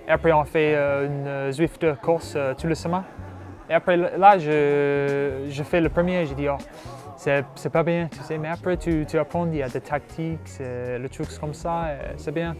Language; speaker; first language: French; non-native, learner; English